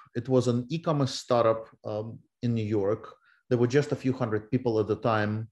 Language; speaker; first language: English; non-native, fluent; Russian